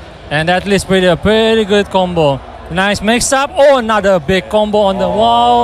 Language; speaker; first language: English; non-native, fluent; Indonesian